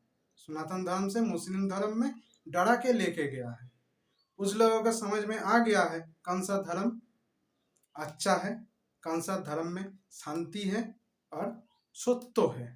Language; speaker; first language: Hindi; non-native, local second language; Bangla